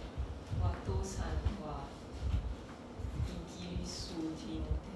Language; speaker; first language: Japanese; non-native, learner; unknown